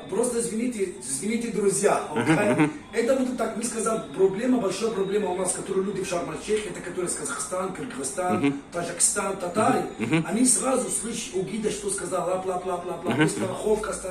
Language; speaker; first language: Russian; non-native, learner; Arabic